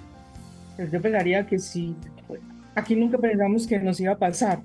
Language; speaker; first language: Spanish; native; Spanish